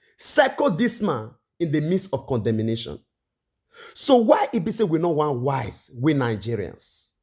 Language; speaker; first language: Nigerian Pidgin; native; Nigerian Pidgin